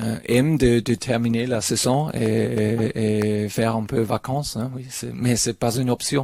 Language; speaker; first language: French; non-native, learner; German